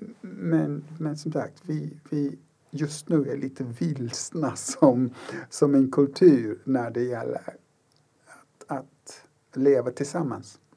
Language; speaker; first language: Swedish; non-native, fluent; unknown